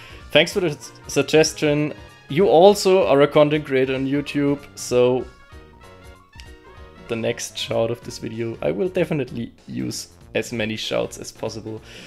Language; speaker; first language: English; non-native, fluent; German